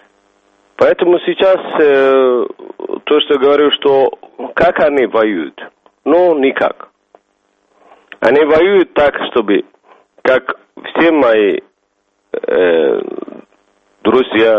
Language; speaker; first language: Russian; non-native, fluent; Somali